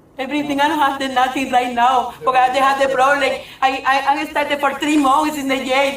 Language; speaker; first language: English; non-native, learner; Spanish